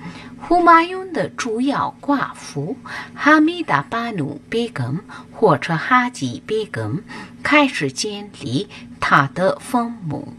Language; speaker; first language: Chinese; non-native, fluent; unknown